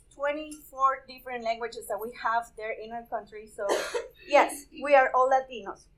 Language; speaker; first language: English; non-native, fluent; Spanish